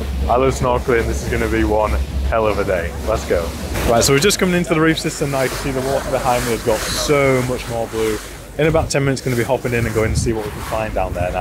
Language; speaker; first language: English; native; English